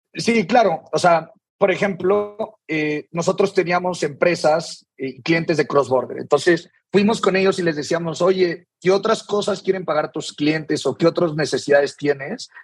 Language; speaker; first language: Spanish; native; Spanish